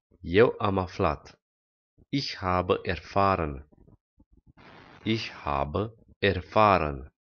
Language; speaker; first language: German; non-native, fluent; Romanian